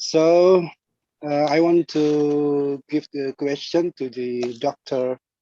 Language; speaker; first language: English; non-native, learner; Indonesian